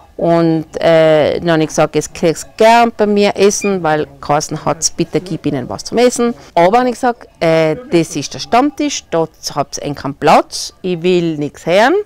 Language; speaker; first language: German; native; German